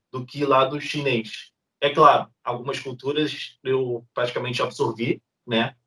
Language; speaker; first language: Portuguese; native; Portuguese